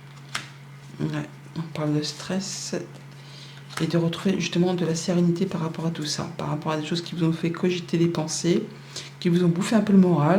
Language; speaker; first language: French; native; French